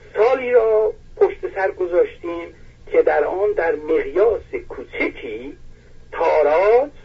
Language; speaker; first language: Persian; non-native, local second language; Azerbaijani